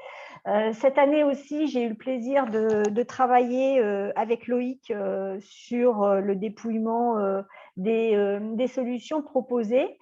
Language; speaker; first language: French; native; French